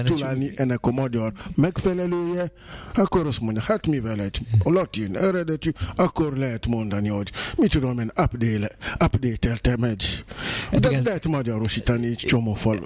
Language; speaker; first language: Hungarian; non-native, fluent; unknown